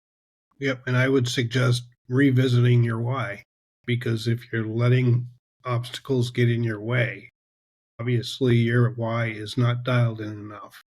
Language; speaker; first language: English; native; English